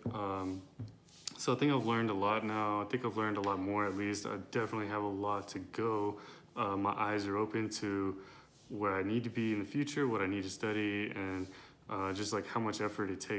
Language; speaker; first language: English; native; English